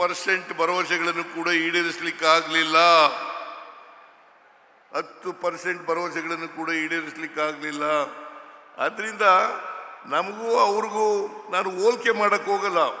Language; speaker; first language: Kannada; native; Kannada